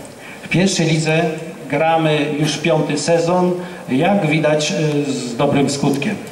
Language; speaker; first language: Polish; native; Polish